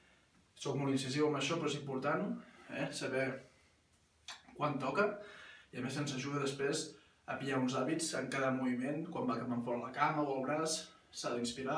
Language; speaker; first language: Catalan; native; Catalan